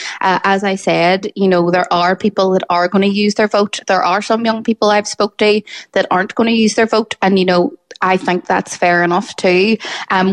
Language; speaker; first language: English; native; English